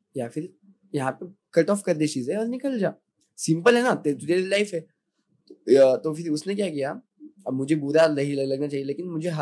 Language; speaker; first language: Hindi; non-native, local second language; Marathi